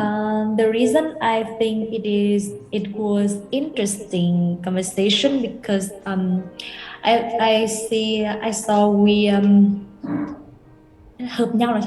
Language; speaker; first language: English; non-native, learner; Vietnamese